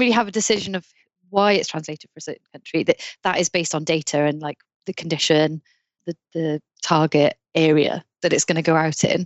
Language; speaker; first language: English; native; English